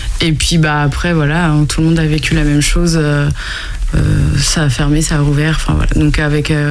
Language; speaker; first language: French; native; French